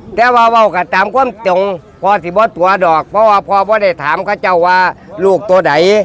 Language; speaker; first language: Thai; native; Thai